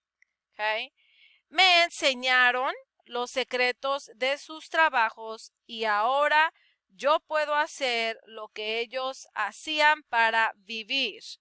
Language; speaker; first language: Spanish; non-native, fluent; English